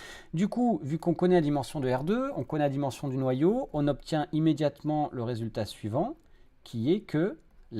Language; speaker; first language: French; native; French